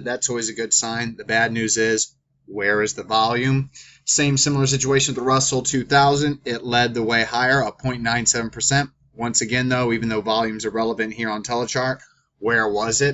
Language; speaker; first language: English; native; English